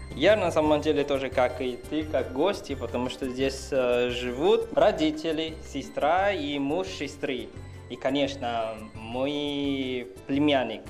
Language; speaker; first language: Russian; non-native, fluent; Chinese